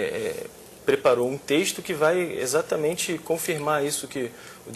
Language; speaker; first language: Portuguese; native; Portuguese